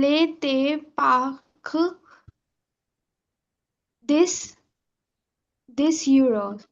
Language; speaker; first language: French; non-native, learner; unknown